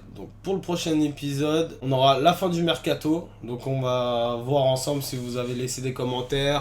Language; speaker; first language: French; native; French